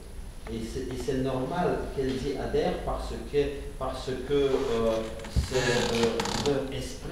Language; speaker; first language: French; non-native, fluent; Ukrainian